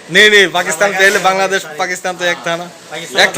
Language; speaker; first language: Hindi; non-native, fluent; Bangla